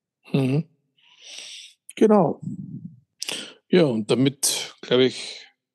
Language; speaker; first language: German; native; German